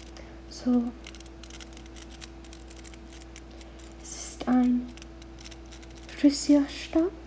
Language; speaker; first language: German; non-native, learner; English